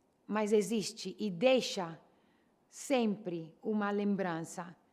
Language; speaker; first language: Portuguese; non-native, learner; Italian